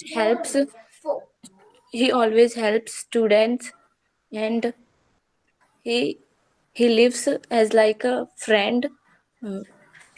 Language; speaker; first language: English; non-native, learner; Hindi